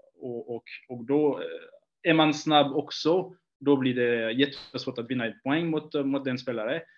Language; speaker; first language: Swedish; non-native, fluent; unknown